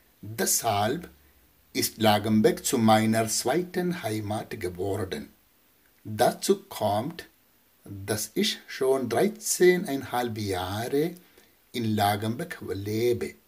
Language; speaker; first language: German; non-native, fluent; Malayalam